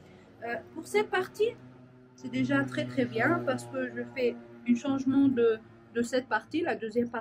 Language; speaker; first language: French; non-native, learner; Arabic